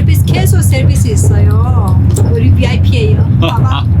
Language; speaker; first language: Korean; non-native, learner; Persian